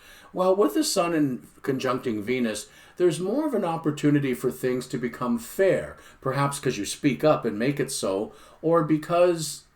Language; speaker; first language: English; native; English